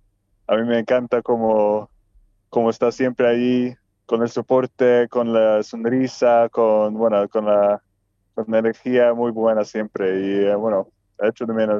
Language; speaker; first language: Spanish; non-native, fluent; Swedish